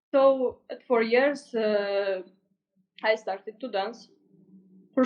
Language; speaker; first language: English; non-native, learner; Russian